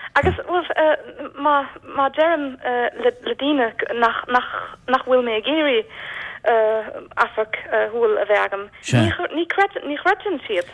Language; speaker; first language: Irish; non-native, fluent; German